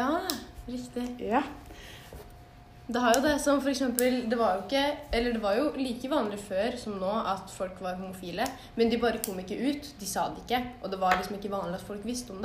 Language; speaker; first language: Norwegian; native; Norwegian